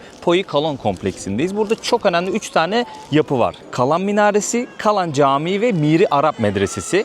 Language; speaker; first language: Turkish; native; Turkish